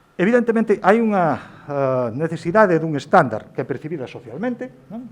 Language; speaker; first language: Galician; native; Galician